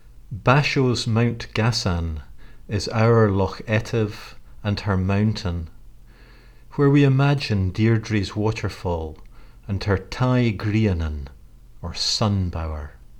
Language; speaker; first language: English; native; English